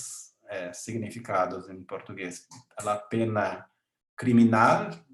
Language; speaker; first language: Spanish; non-native, learner; Portuguese